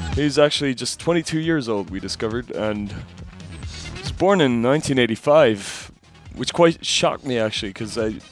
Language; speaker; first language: English; non-native, fluent; German